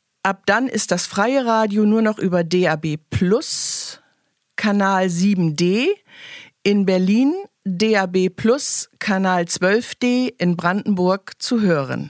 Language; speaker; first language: German; native; German